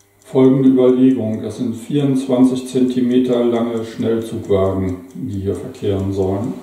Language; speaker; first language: German; native; German